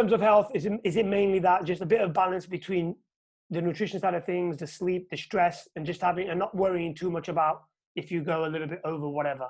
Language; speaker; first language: English; non-native, fluent; Portuguese